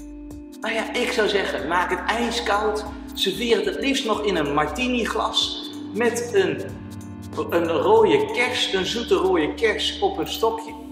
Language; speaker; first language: Dutch; native; Dutch